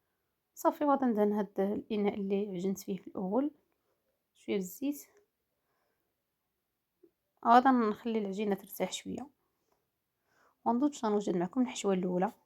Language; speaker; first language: Arabic; native; Arabic